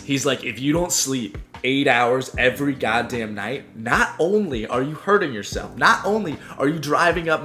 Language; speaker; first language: English; native; English